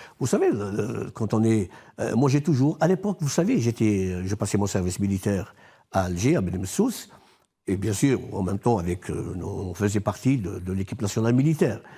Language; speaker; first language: French; non-native, local second language; Arabic